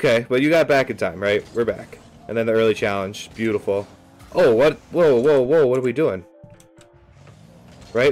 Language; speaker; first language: English; native; English